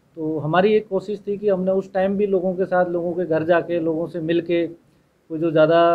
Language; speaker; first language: Hindi; native; Hindi